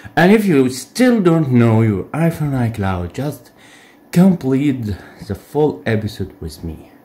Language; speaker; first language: English; non-native, learner; Arabic